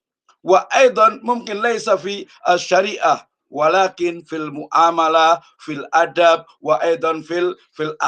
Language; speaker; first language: Arabic; non-native, fluent; Indonesian